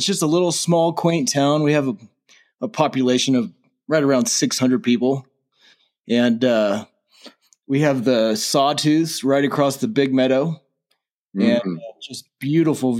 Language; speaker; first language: English; native; English